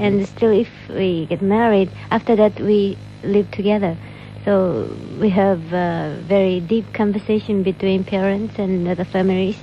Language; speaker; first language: English; non-native, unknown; Japanese